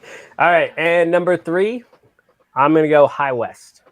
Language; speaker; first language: English; native; English